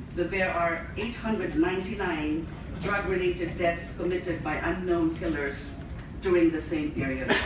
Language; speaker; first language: English; non-native, local second language; Filipino